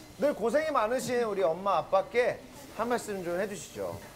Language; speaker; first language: Korean; native; Korean